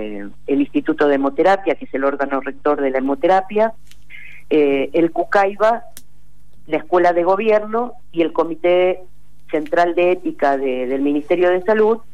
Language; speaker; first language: Spanish; native; Spanish